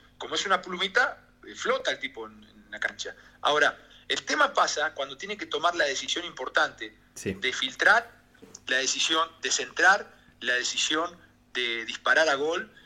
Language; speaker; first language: Spanish; native; Spanish